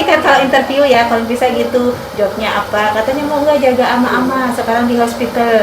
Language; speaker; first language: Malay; non-native, local second language; Sundanese